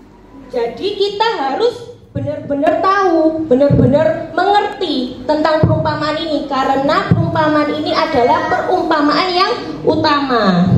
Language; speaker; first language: Indonesian; native; Indonesian